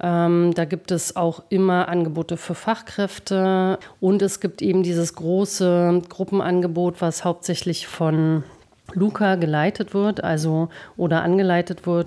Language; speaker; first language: German; native; German